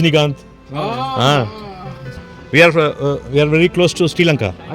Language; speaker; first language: English; non-native, local second language; Tamil